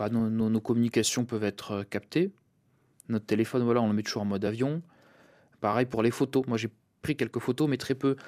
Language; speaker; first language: French; early bilingual, other home language; Russian